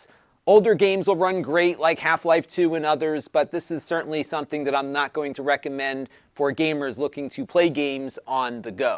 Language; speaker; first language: English; native; English